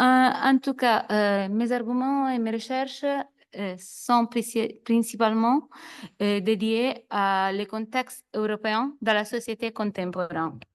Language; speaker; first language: French; non-native, fluent; Italian